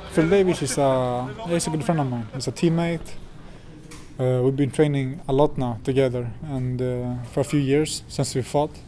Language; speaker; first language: English; non-native, fluent; Swedish